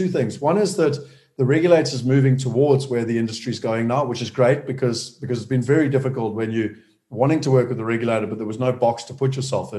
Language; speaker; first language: English; native; English